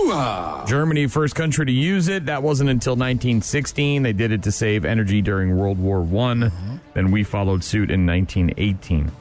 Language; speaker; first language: English; native; English